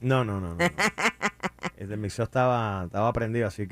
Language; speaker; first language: Spanish; native; Spanish